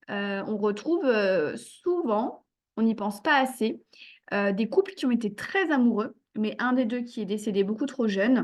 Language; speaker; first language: French; native; French